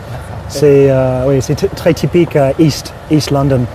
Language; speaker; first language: French; non-native, fluent; English